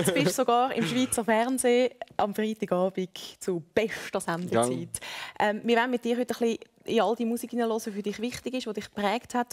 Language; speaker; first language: German; native; German